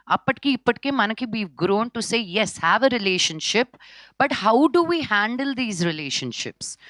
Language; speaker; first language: Telugu; native; Telugu